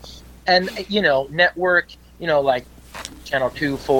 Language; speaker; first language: English; native; English